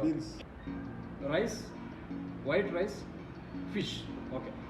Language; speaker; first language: English; non-native, learner; Malayalam